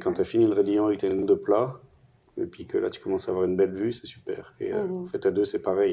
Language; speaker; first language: French; native; French